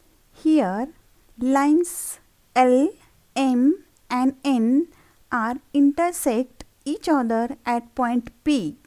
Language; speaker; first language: English; non-native, local second language; Marathi